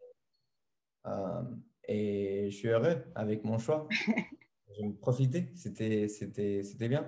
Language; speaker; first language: French; non-native, fluent; Spanish